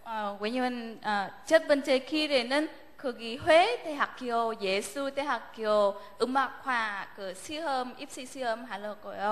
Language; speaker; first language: Korean; non-native, learner; Vietnamese